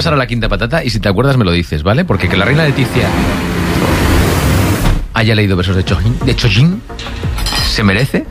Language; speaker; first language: Spanish; native; Spanish